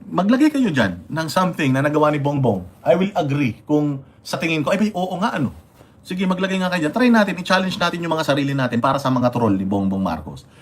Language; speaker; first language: Filipino; non-native, local second language; Iloko